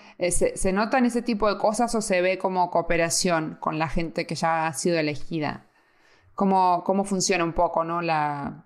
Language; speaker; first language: Spanish; native; Spanish